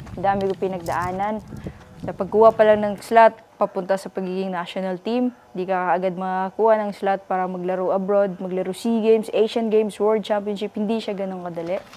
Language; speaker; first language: Filipino; native; Filipino